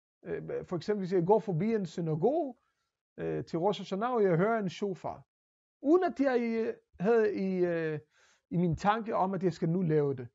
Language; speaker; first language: Danish; non-native, fluent; Hebrew